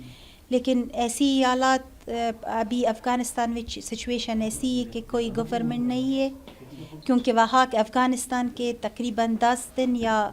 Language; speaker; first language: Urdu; non-native, fluent; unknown